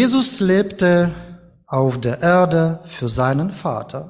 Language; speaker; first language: German; non-native, learner; Ukrainian